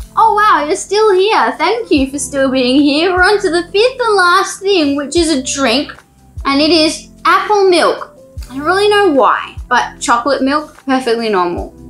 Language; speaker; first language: English; native; English